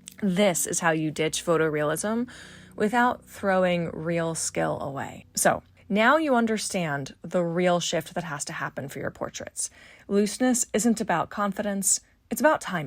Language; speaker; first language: English; native; English